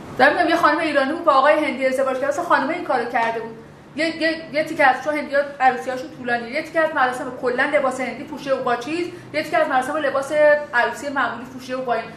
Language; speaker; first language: Persian; non-native, local second language; Southern Kurdish